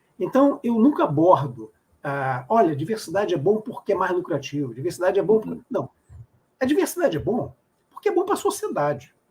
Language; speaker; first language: Portuguese; native; Portuguese